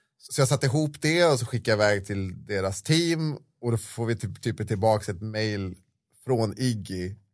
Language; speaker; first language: Swedish; native; Swedish